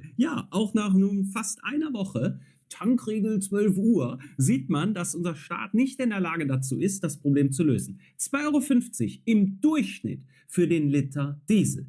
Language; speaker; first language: German; native; German